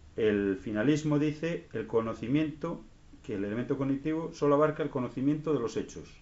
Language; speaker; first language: Spanish; non-native, local second language; Galician